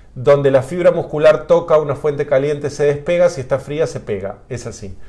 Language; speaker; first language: Spanish; native; Spanish